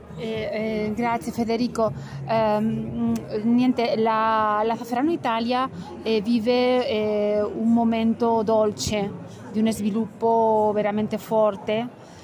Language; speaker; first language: Italian; non-native, fluent; Spanish